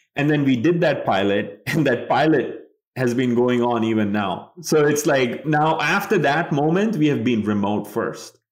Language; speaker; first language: English; non-native, local second language; Bangla